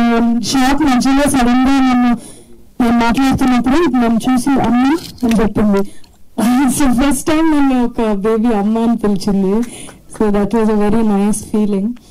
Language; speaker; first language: Telugu; non-native, fluent; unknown